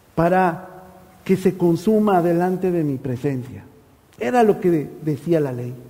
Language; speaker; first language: Spanish; native; Spanish